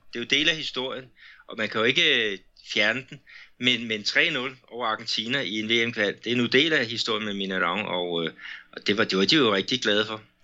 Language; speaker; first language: Danish; native; Danish